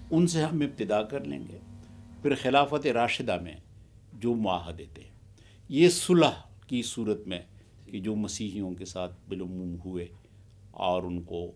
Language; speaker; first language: Urdu; non-native, local second language; Pashto